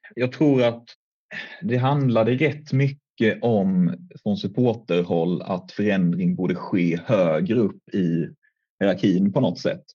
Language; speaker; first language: Swedish; native; Swedish